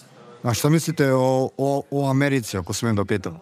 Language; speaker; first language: Serbian; native; Serbian